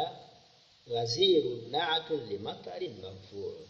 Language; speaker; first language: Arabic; non-native, fluent; Swahili